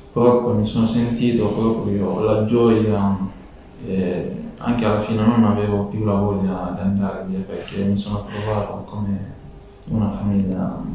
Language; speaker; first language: Italian; non-native, fluent; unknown